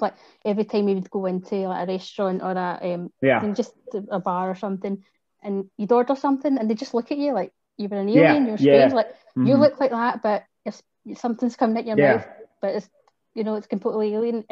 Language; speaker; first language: English; native; English